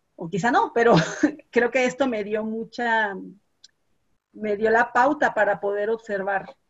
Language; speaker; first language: Spanish; native; Spanish